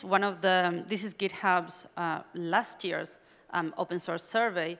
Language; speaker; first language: English; non-native, fluent; Spanish